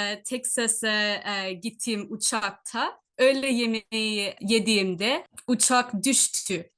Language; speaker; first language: Turkish; non-native, fluent; Telugu